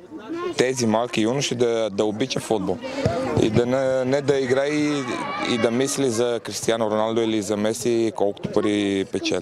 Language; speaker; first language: Bulgarian; non-native, learner; Romanian